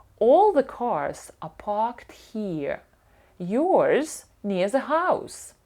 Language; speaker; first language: English; non-native, fluent; Ukrainian